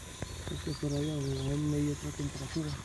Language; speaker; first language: Spanish; native; Spanish